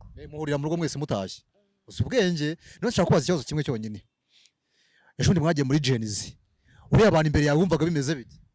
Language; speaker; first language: Kinyarwanda; native; Kinyarwanda